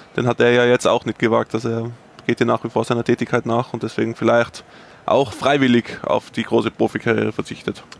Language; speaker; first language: German; native; German